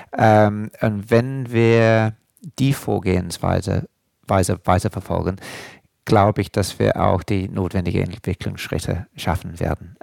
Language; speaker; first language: German; non-native, fluent; English